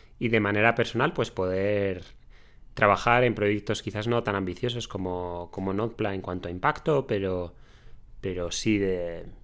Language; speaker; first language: Spanish; native; Spanish